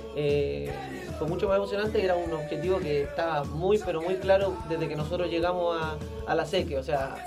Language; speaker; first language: Spanish; native; Spanish